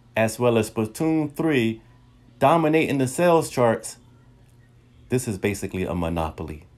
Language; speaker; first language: English; native; English